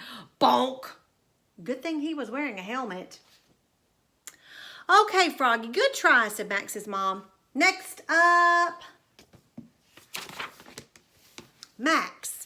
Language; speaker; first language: English; native; English